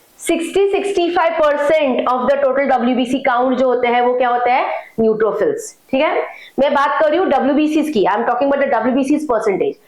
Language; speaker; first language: Hindi; non-native, local second language; Marathi